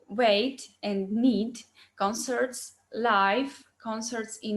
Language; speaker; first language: English; non-native, learner; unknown